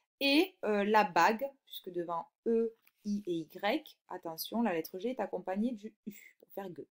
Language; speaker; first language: French; native; French